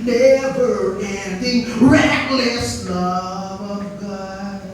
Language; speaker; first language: English; non-native, local second language; Filipino